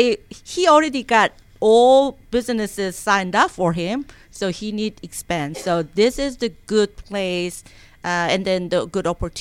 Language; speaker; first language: English; non-native, learner; Korean